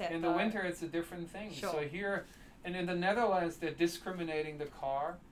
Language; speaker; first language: English; non-native, fluent; German